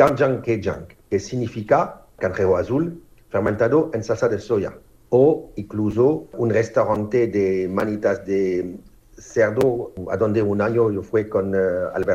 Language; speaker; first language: Spanish; non-native, learner; French